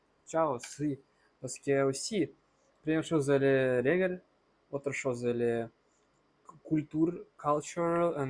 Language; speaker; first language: French; non-native, learner; Russian